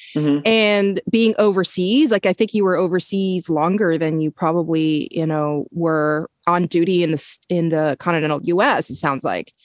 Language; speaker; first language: English; native; English